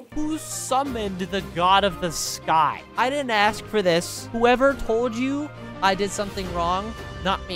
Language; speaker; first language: English; native; English